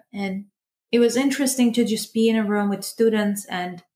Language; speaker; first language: English; early bilingual, other home language; Persian